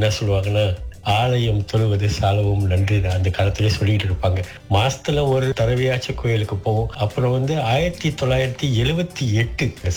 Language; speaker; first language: Tamil; early bilingual, heritage; Tamil